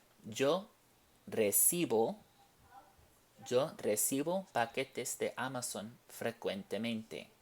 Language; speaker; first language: Spanish; non-native, fluent; English